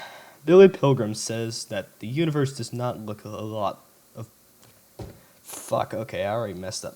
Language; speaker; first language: English; native; English